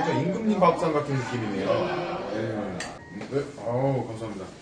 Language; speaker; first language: Korean; native; Korean